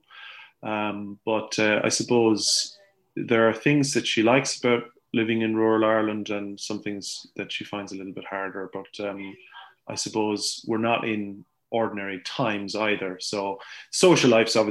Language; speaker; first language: English; native; English